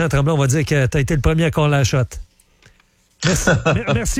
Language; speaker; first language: French; native; French